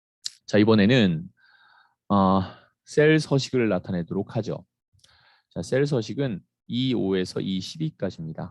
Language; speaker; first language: Korean; native; Korean